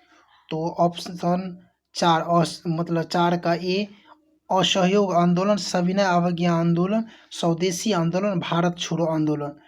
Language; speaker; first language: Hindi; native; Hindi